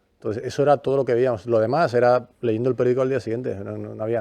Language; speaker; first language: Spanish; native; Spanish